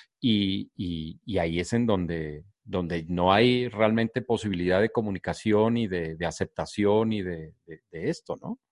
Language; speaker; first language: Spanish; native; Spanish